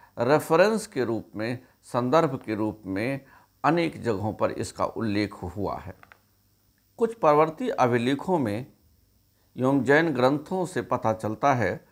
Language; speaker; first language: Hindi; native; Hindi